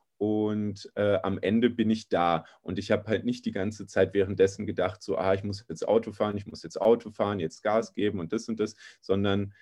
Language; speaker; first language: German; native; German